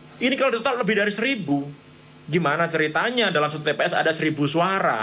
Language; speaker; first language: Indonesian; native; Indonesian